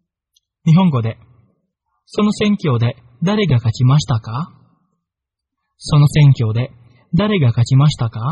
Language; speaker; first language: Japanese; non-native, fluent; Indonesian